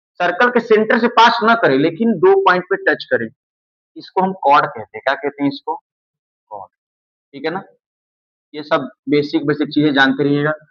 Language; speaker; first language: Hindi; native; Hindi